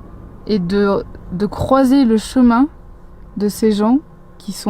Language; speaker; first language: French; native; French